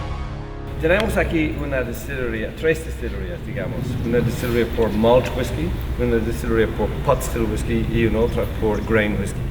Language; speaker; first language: Spanish; non-native, fluent; English